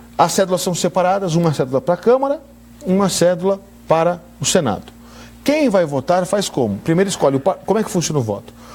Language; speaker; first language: Portuguese; native; Portuguese